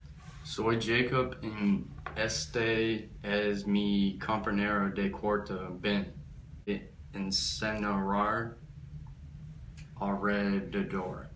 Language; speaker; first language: Spanish; non-native, learner; English